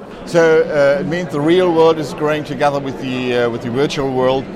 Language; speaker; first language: English; non-native, fluent; German